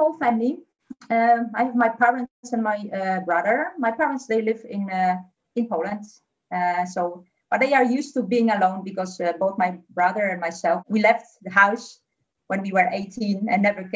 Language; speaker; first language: English; non-native, fluent; Polish